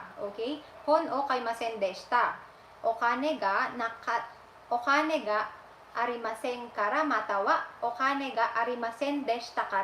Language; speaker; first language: Japanese; non-native, fluent; Filipino